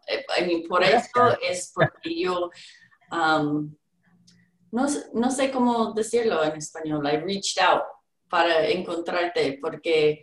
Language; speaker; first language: Spanish; non-native, learner; English